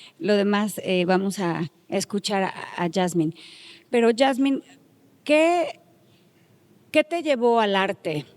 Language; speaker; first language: Spanish; native; Spanish